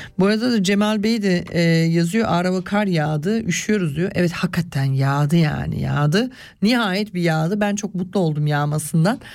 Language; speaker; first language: Turkish; early bilingual, other home language; Swiss German